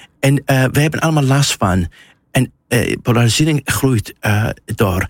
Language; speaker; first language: Dutch; non-native, fluent; Arabic